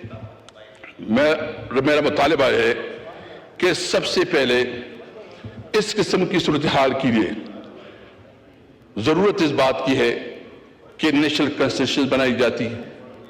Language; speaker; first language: Urdu; non-native, local second language; Pashto